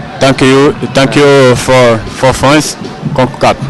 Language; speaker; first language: English; non-native, learner; Portuguese